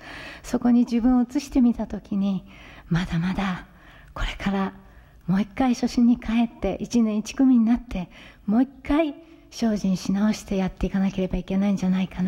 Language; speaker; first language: Japanese; native; Japanese